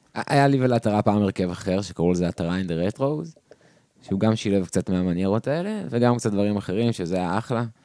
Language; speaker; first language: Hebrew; native; Hebrew